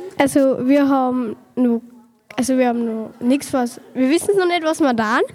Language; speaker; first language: German; native; German